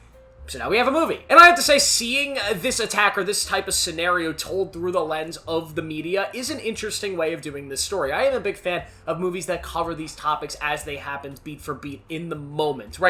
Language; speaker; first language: English; native; English